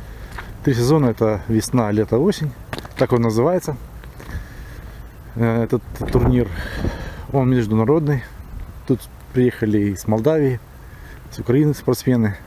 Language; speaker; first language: Russian; native; Russian